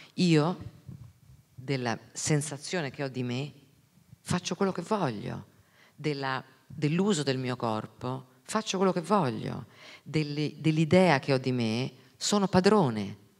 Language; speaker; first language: Italian; native; Italian